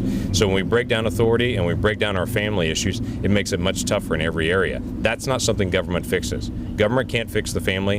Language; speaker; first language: English; native; English